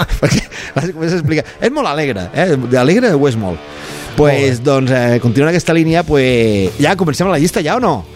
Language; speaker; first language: Catalan; non-native, local second language; Spanish